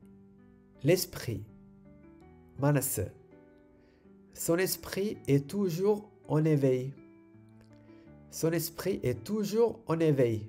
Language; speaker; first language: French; non-native, fluent; Sinhala